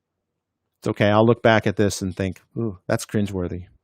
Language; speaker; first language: English; native; English